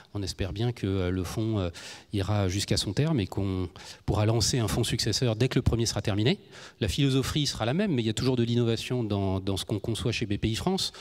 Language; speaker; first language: French; native; French